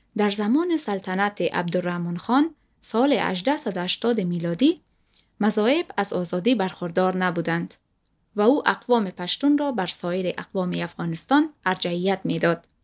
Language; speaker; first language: Persian; native; Persian